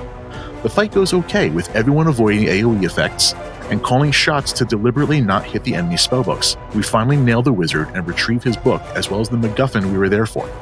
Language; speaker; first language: English; native; English